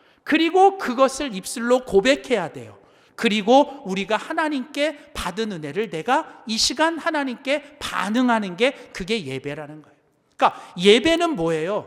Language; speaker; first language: Korean; native; Korean